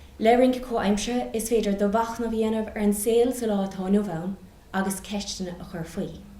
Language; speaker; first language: Irish; non-native, local second language; English